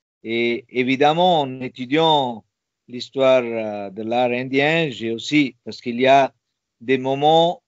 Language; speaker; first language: French; non-native, fluent; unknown